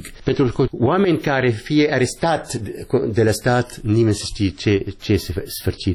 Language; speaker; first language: Romanian; non-native, learner; Arabic